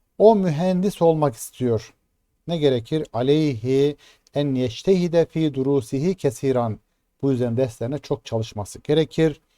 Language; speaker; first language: Turkish; native; Turkish